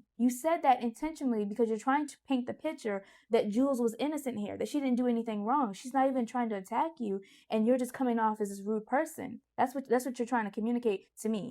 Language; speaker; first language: English; native; English